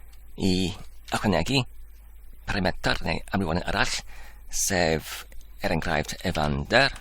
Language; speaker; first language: Welsh; non-native, learner; English